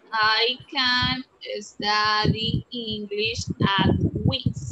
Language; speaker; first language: English; non-native, learner; Spanish